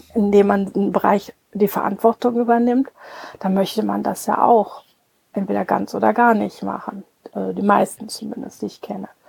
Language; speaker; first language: German; native; German